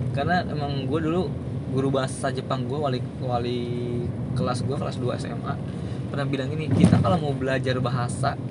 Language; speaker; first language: Indonesian; non-native, local second language; Sundanese